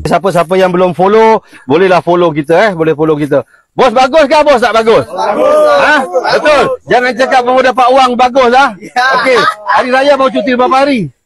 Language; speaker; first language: Malay; native; Malay